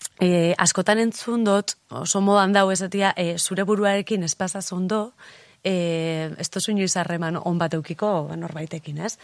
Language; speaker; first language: Basque; native; Basque